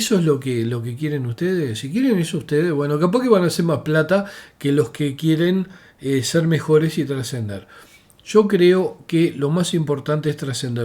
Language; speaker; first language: Spanish; native; Spanish